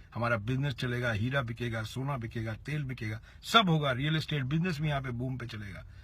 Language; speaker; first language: Hindi; native; Hindi